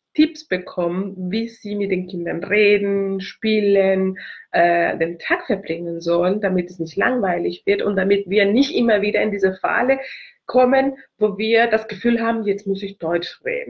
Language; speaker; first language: German; non-native, fluent; Spanish